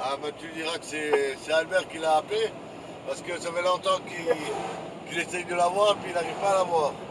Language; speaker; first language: French; native; French